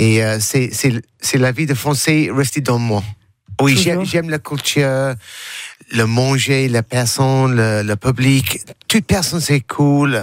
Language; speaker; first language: French; non-native, learner; English